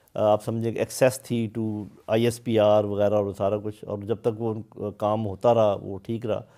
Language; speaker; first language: Urdu; native; Urdu